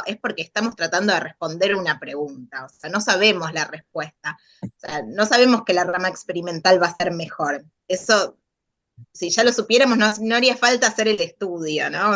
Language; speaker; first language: Spanish; native; Spanish